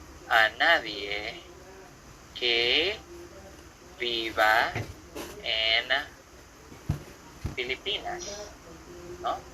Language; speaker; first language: Spanish; non-native, fluent; Filipino